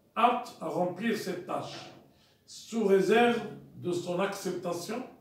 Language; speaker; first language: French; non-native, local second language; Arabic